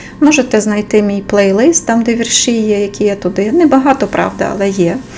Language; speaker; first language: Ukrainian; non-native, local second language; Russian